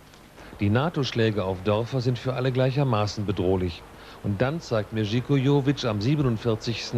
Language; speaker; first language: German; native; German